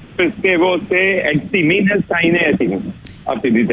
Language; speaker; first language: Greek; non-native, learner; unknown